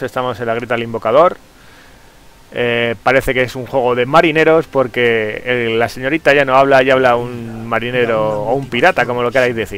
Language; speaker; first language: Spanish; native; Spanish